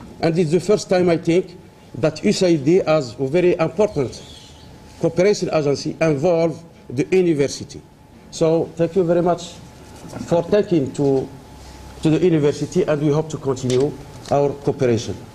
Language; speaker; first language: English; non-native, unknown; Arabic